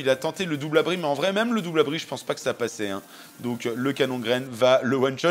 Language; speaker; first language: French; native; French